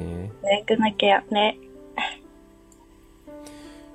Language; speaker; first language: Korean; non-native, learner; Chinese